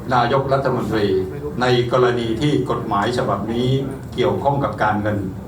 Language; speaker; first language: Thai; native; Thai